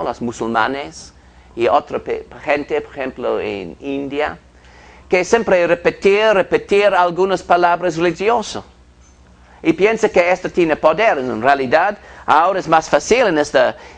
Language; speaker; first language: Spanish; non-native, fluent; English